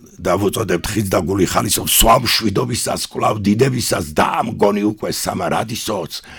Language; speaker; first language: Georgian; non-native, local second language; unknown